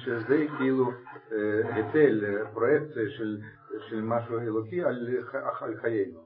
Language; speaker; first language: Hebrew; non-native, fluent; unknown